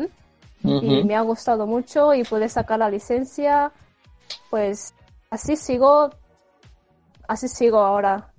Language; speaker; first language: Spanish; non-native, fluent; Japanese